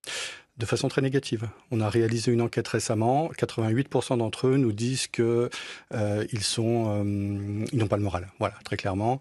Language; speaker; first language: French; native; French